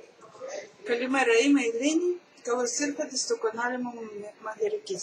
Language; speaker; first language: Greek; non-native, learner; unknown